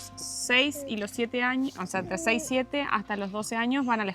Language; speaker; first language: Spanish; native; Spanish